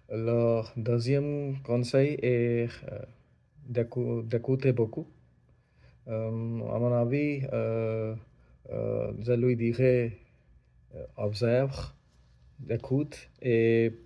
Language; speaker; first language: French; non-native, learner; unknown